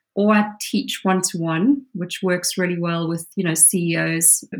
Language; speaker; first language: English; native; English